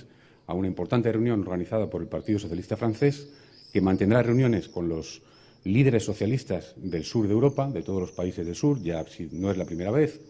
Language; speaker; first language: Spanish; native; Spanish